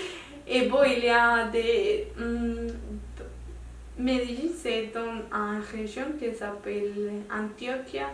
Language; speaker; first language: French; non-native, local second language; Spanish